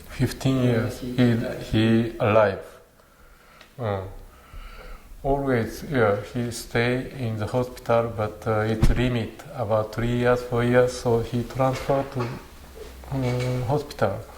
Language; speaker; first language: English; non-native, learner; Japanese